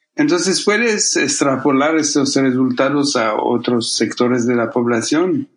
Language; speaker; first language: Spanish; non-native, fluent; French